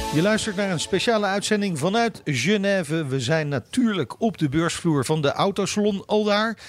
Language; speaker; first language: Dutch; native; Dutch